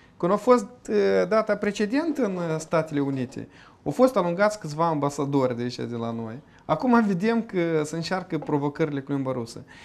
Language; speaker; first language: Romanian; native; Romanian